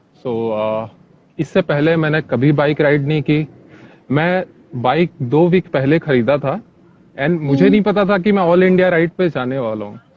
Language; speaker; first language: Hindi; native; Hindi